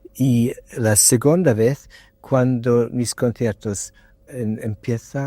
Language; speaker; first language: Spanish; non-native, learner; English